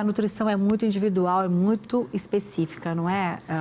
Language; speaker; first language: Portuguese; native; Portuguese